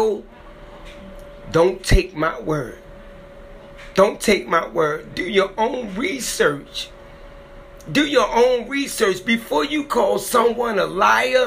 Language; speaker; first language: English; native; English